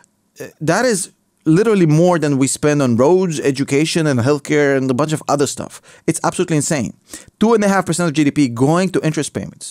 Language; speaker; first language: English; native; English